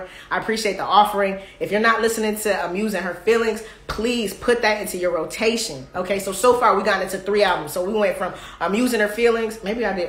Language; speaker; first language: English; native; English